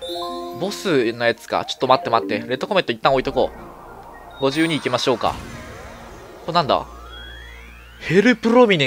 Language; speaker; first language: Japanese; native; Japanese